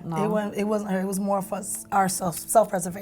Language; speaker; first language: English; native; English